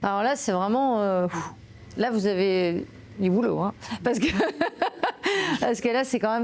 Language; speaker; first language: French; native; French